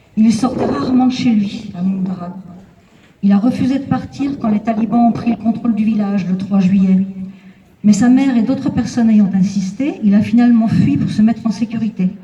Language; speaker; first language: French; native; French